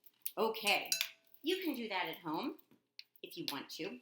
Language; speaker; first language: English; native; English